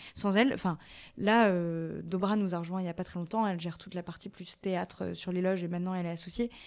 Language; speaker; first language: French; native; French